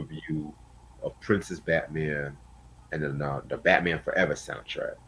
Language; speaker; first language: English; native; English